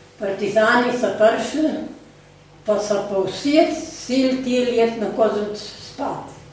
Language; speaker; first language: Slovenian; native; Slovenian